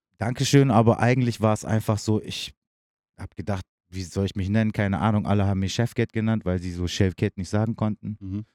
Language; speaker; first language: German; early bilingual, other home language; Turkish